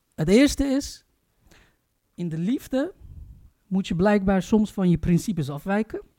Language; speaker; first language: Dutch; early bilingual, other home language; Turkish